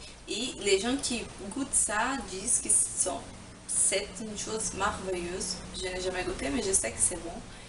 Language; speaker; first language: French; non-native, fluent; Portuguese